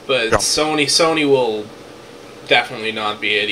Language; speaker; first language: English; native; English